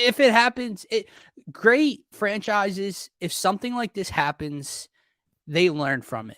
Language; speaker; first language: English; native; English